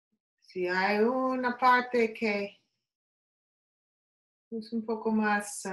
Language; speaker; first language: Spanish; non-native, learner; English